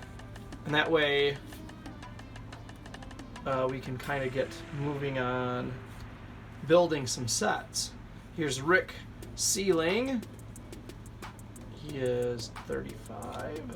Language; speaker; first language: English; native; English